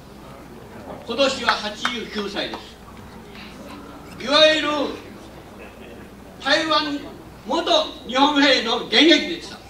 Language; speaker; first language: Japanese; non-native, local second language; Min Nan Chinese